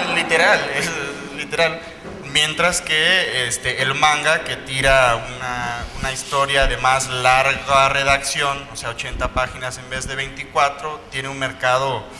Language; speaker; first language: Spanish; native; Spanish